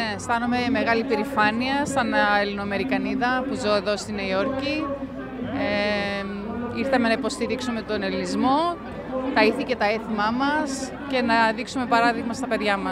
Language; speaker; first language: Greek; early bilingual, heritage; English